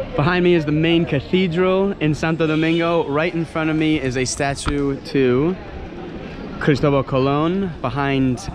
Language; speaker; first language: English; native; English